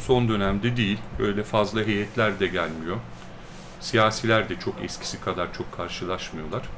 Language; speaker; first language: Turkish; early bilingual, heritage; Turkish